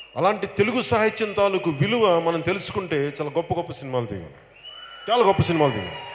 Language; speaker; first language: Telugu; native; Telugu